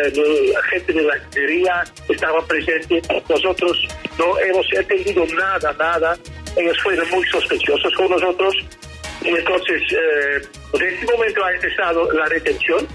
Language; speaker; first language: Spanish; non-native, learner; Dutch